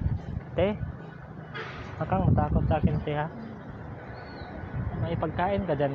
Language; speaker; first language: Filipino; non-native, local second language; Cebuano